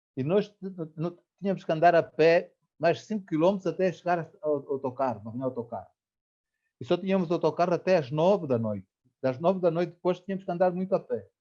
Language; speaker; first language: Portuguese; native; Portuguese